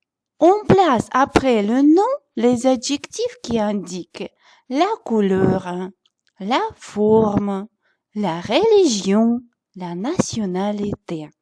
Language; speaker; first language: French; non-native, fluent; Russian